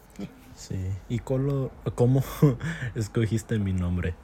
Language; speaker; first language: Spanish; early bilingual, heritage; Spanish